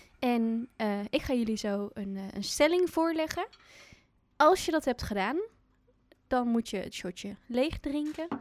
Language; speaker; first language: Dutch; native; Dutch